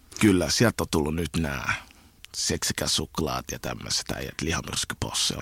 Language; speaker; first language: Finnish; early bilingual, other home language; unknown